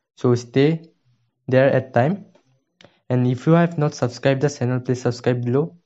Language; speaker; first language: English; non-native, local second language; Assamese